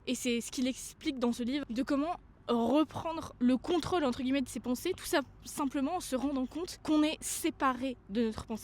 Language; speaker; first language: French; native; French